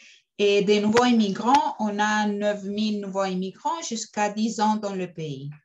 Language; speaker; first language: French; non-native, fluent; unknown